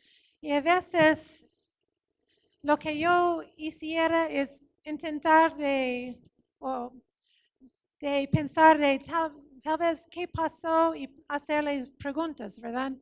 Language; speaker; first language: Spanish; non-native, fluent; English